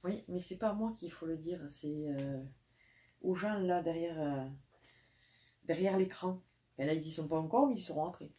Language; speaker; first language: French; native; French